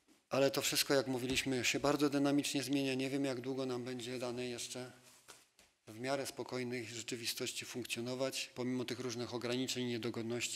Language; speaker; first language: Polish; native; Polish